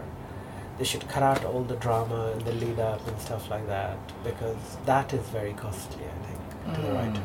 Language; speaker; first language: English; non-native, local second language; Bangla